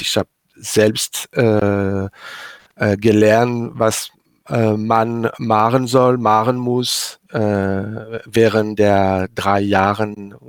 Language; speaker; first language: German; non-native, learner; French